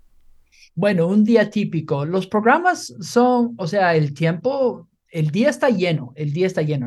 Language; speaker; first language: Spanish; non-native, fluent; English